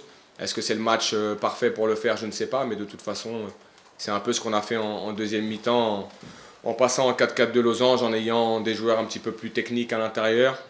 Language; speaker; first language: French; native; French